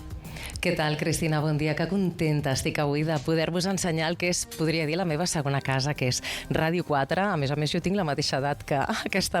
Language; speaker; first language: Catalan; native; Catalan